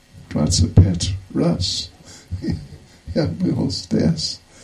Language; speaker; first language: Russian; non-native, learner; English